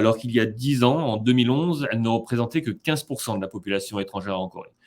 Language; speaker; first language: French; native; French